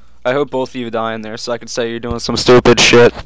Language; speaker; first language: English; native; English